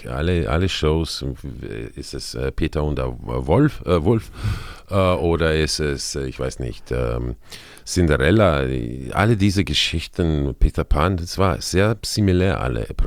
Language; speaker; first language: German; non-native, fluent; Croatian